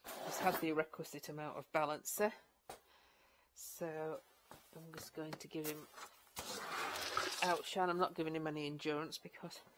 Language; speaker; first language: English; native; English